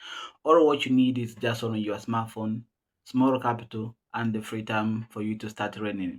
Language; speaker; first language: English; non-native, local second language; Swahili